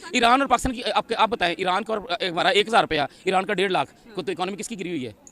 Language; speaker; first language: Urdu; non-native, local second language; Punjabi